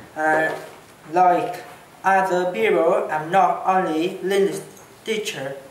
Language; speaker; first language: English; non-native, learner; Chinese